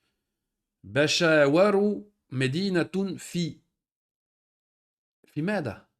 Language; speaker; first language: Arabic; non-native, fluent; French